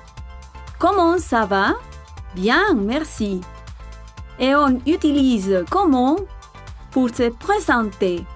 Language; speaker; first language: French; non-native, fluent; Spanish